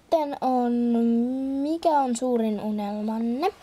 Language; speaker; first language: Finnish; native; Finnish